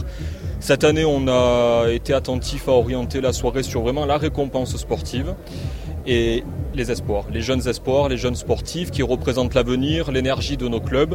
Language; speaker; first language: French; native; French